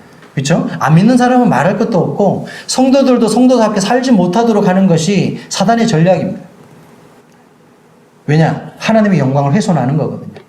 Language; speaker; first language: Korean; native; Korean